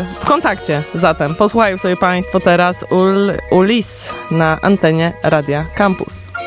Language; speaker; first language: Polish; native; Polish